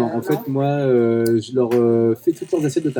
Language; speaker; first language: French; native; French